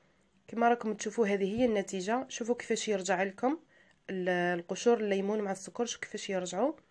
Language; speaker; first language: Arabic; native; Arabic